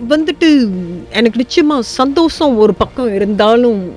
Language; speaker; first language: Tamil; early bilingual, heritage; Tamil